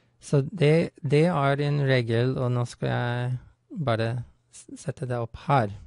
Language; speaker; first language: Norwegian; non-native, fluent; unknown